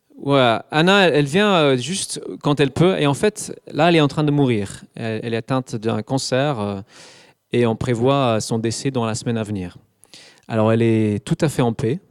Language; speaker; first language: French; non-native, fluent; English